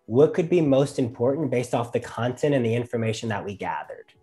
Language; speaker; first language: English; native; English